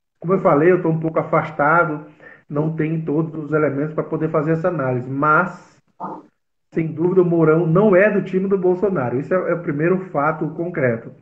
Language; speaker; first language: Portuguese; native; Portuguese